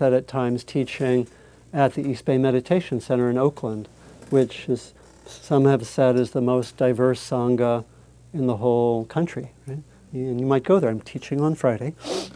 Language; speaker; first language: English; native; English